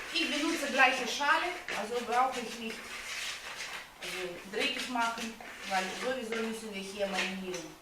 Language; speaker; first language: German; non-native, fluent; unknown